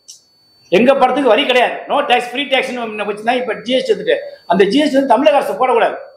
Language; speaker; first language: Tamil; native; Tamil